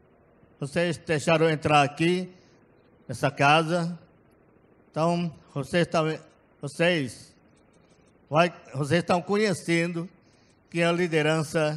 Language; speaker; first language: Portuguese; non-native, local second language; Yanomámi